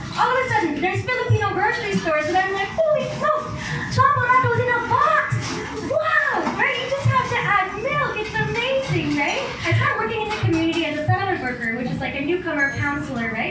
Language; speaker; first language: English; native; English